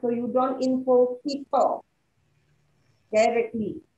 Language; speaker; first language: English; non-native, fluent; Indonesian